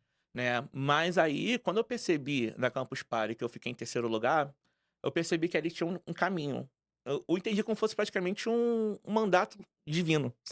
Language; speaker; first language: Portuguese; native; Portuguese